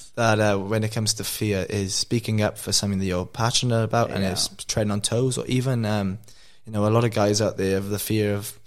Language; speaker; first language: English; native; English